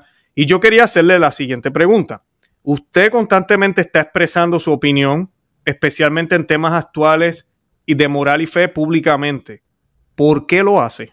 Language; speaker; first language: Spanish; native; Spanish